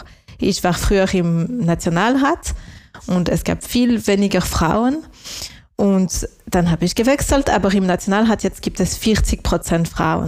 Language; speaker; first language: German; non-native, local second language; French